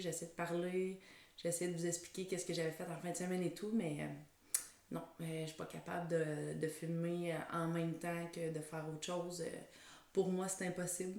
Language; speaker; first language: French; native; French